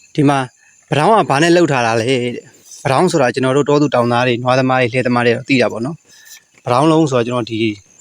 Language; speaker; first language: Burmese; native; Burmese